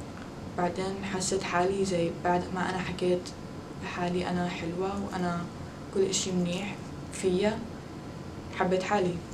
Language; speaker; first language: Arabic; early bilingual, heritage; Arabic